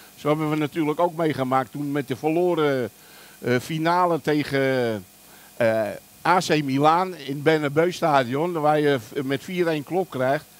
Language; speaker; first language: Dutch; early bilingual, other home language; German